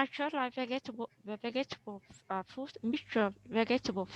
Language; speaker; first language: English; non-native, learner; Vietnamese